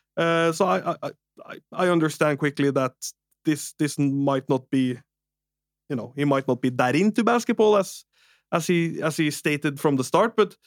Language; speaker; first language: English; non-native, fluent; Norwegian